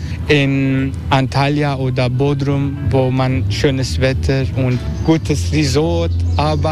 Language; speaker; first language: German; non-native, learner; Turkish